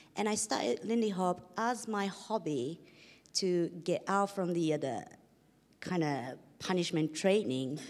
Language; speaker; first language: English; non-native, fluent; Japanese